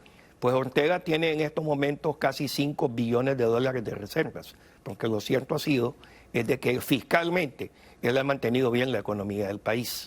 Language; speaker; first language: Spanish; native; Spanish